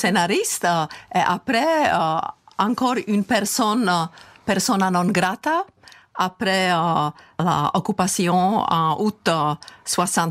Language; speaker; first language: French; non-native, fluent; Czech